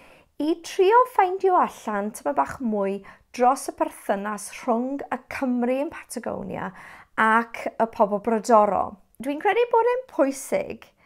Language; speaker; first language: Welsh; non-native, fluent; English